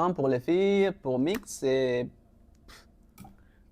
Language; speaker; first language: French; non-native, local second language; Arabic